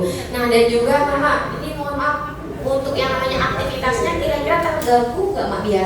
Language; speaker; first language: Indonesian; native; Indonesian